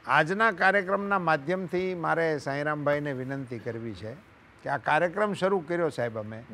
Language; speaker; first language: Gujarati; native; Gujarati